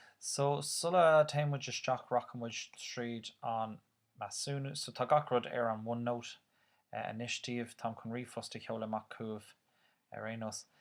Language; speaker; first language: Irish; non-native, local second language; English